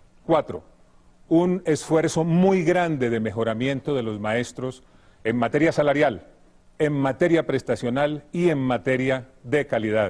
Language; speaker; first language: Spanish; native; Spanish